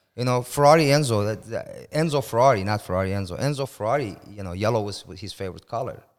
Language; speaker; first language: English; non-native, fluent; Persian